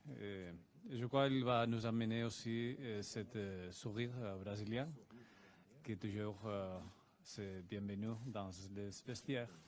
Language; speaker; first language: French; non-native, fluent; Spanish